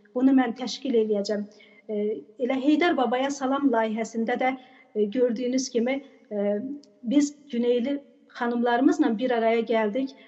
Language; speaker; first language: Azerbaijani; native; Azerbaijani